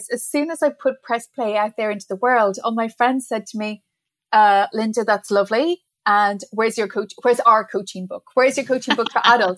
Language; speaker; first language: English; native; English